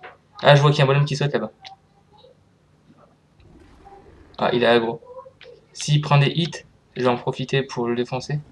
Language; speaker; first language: French; native; French